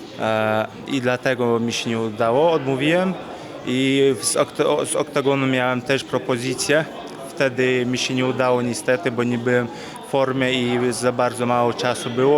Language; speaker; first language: Polish; non-native, fluent; Chechen